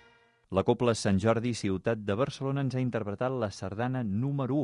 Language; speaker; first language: Catalan; native; Catalan